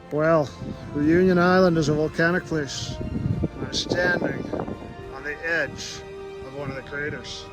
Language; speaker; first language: English; native; English